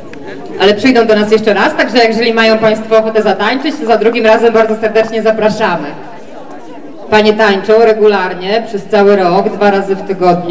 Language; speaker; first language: Polish; native; Polish